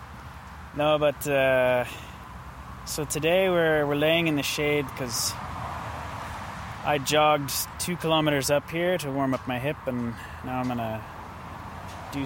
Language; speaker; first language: English; native; English